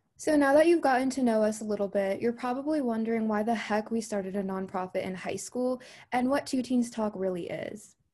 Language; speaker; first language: English; native; English